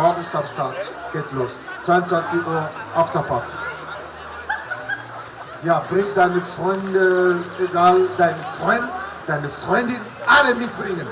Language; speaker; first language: German; non-native, learner; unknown